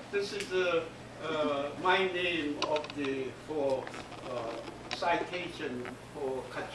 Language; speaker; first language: English; non-native, learner; Korean